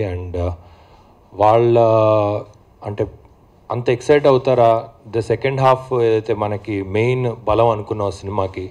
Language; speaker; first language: Telugu; native; Telugu